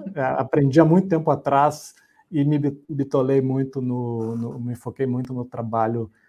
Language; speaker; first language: Portuguese; native; Portuguese